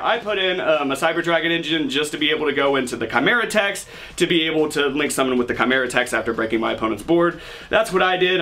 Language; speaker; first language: English; native; English